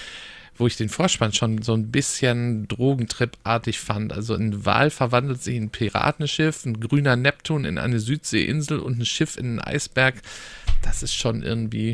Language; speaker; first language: German; native; German